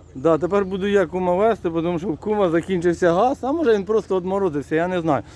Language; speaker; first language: Ukrainian; native; Ukrainian